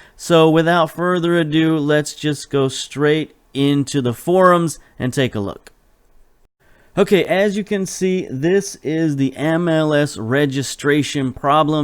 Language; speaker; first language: English; native; English